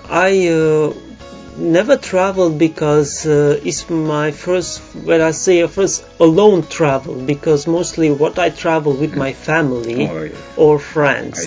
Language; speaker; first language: English; non-native, learner; Romanian